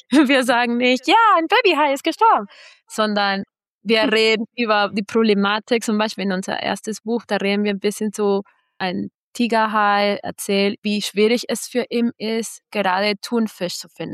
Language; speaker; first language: German; non-native, fluent; Spanish